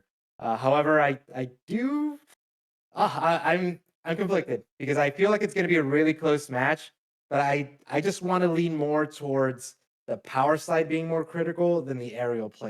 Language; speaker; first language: English; native; English